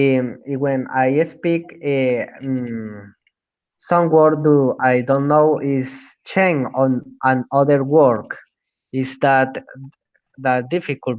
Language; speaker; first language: English; non-native, learner; Spanish